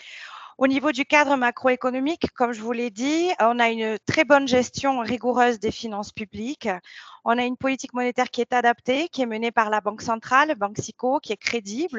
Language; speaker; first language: French; native; French